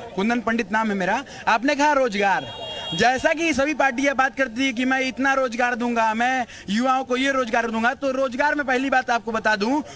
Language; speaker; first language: Hindi; native; Hindi